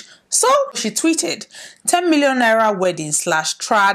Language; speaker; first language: English; non-native, local second language; Igbo